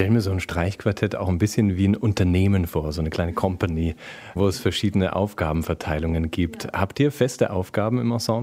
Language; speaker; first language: German; native; German